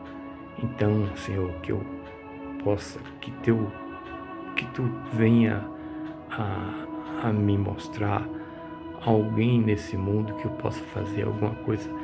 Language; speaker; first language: Portuguese; native; Portuguese